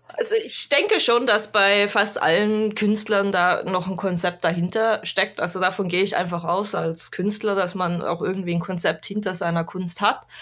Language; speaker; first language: German; native; German